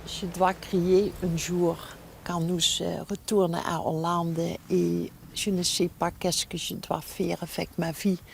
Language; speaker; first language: French; non-native, learner; Dutch